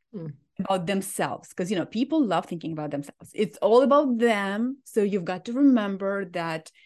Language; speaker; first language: English; non-native, fluent; Ukrainian